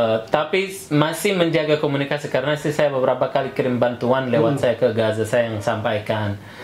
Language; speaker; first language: Indonesian; non-native, fluent; Arabic